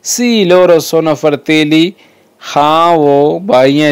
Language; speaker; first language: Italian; non-native, learner; Urdu